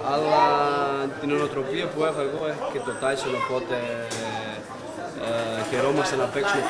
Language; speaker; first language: Greek; non-native, fluent; Portuguese